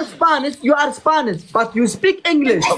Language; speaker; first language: English; non-native, learner; Arabic